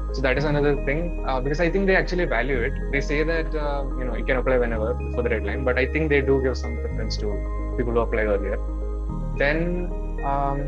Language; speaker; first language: English; non-native, local second language; Malayalam